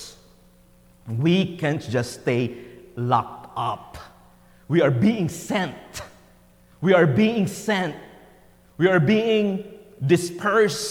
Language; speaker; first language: English; non-native, local second language; Filipino